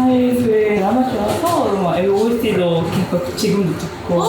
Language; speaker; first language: Korean; non-native, learner; Japanese